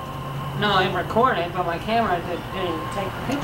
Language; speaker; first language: English; native; English